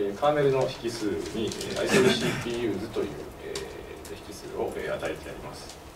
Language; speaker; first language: Japanese; native; Japanese